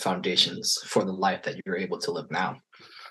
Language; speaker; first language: English; native; English